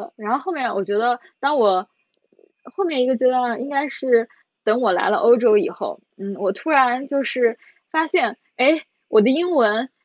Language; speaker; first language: Chinese; native; Chinese